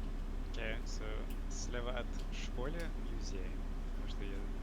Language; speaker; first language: Russian; non-native, learner; English